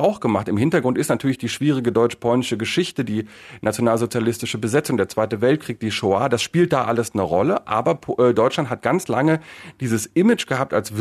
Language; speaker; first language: German; native; German